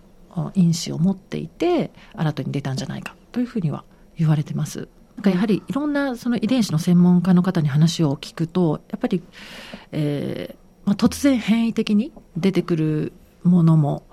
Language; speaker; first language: Japanese; native; Japanese